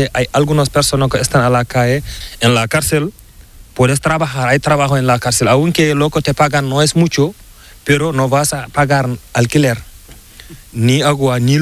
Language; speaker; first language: Spanish; non-native, learner; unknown